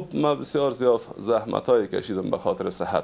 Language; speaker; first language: Persian; native; Persian